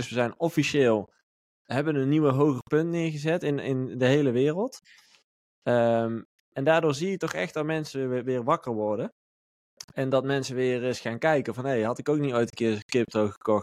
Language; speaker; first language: Dutch; native; Dutch